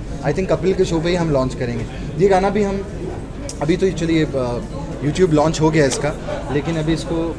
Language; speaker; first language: Hindi; native; Hindi